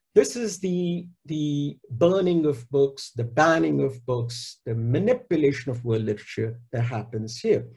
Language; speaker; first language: English; non-native, local second language; Hindi